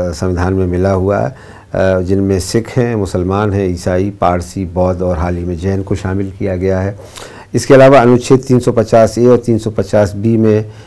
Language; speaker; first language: Hindi; native; Hindi